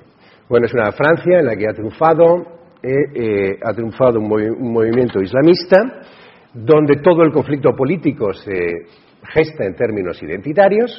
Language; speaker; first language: Spanish; native; Spanish